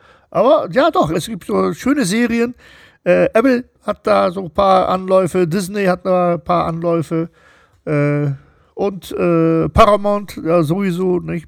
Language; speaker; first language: German; native; German